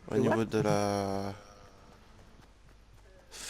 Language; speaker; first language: French; native; French